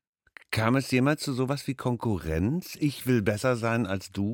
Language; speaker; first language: German; native; German